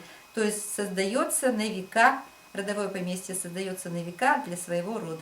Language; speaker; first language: Russian; native; Russian